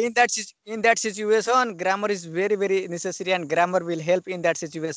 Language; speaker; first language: English; non-native, learner; Hindi